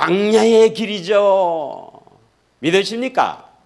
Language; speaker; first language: Korean; native; Korean